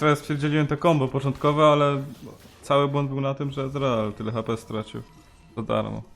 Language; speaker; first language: Polish; native; Polish